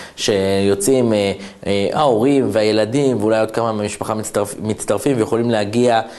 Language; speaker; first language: Hebrew; native; Hebrew